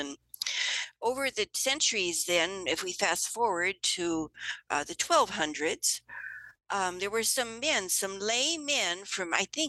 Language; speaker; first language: English; native; English